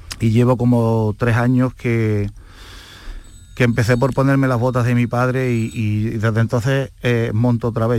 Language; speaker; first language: Spanish; native; Spanish